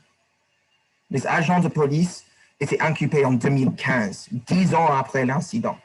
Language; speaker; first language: French; non-native, learner; English